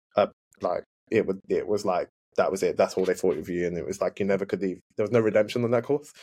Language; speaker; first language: English; native; English